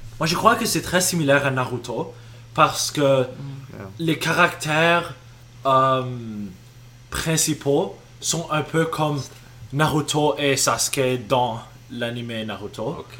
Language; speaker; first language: French; non-native, local second language; English